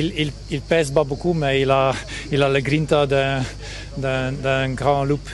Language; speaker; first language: French; non-native, local second language; Dutch